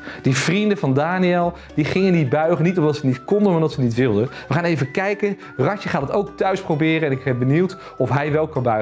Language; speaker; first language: Dutch; native; Dutch